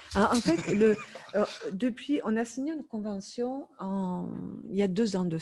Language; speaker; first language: French; native; French